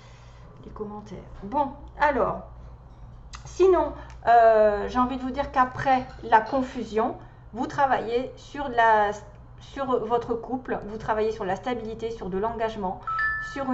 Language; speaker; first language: French; native; French